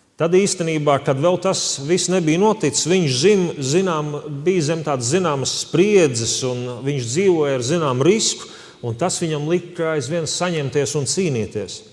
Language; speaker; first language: Latvian; native; Latvian